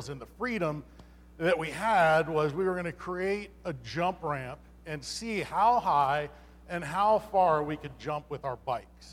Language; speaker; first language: English; native; English